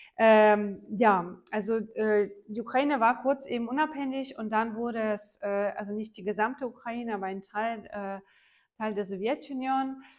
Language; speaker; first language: German; non-native, fluent; Ukrainian